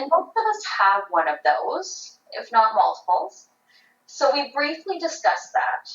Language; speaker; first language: English; native; English